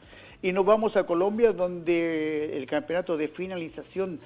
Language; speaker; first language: Spanish; native; Spanish